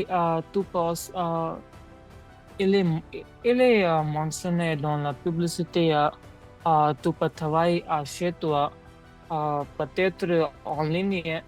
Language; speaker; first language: French; non-native, learner; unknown